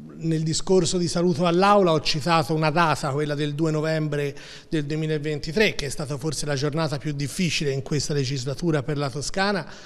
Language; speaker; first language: Italian; native; Italian